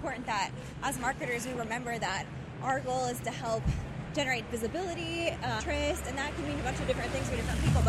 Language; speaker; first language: English; native; English